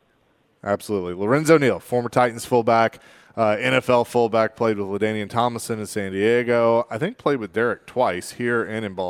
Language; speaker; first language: English; native; English